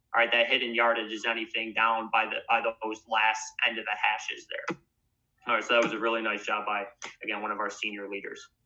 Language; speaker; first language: English; native; English